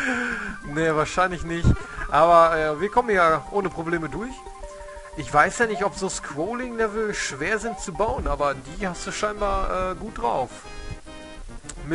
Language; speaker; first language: German; native; German